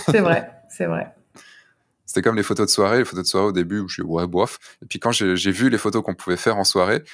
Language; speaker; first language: French; native; French